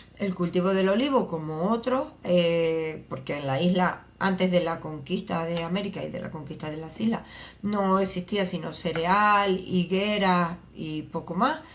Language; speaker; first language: Spanish; native; Spanish